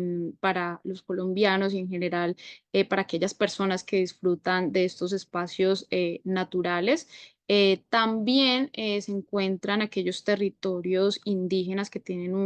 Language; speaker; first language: Spanish; native; Spanish